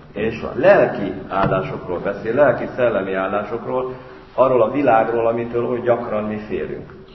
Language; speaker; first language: Hungarian; native; Hungarian